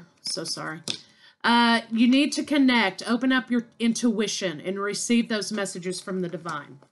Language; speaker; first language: English; native; English